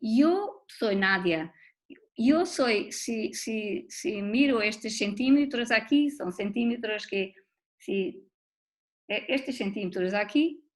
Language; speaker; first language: Spanish; non-native, learner; Portuguese